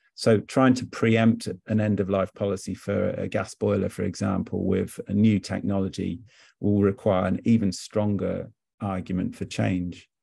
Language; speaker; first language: English; native; English